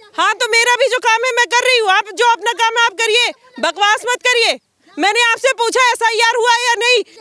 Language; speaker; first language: Hindi; native; Hindi